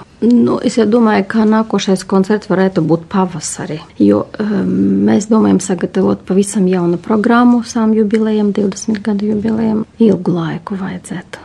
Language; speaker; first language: Latvian; non-native, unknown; Russian